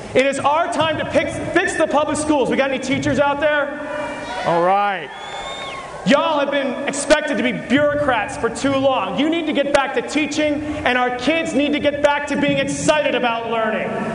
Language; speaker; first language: English; native; English